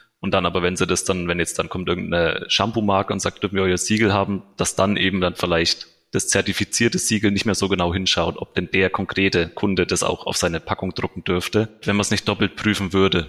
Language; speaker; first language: German; native; German